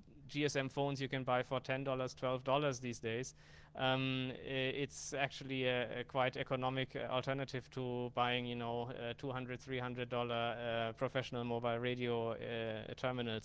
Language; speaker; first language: English; non-native, fluent; German